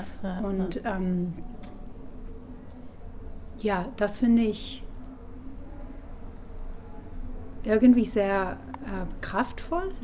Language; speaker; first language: German; non-native, fluent; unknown